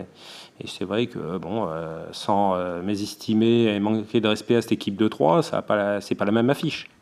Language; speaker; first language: French; native; French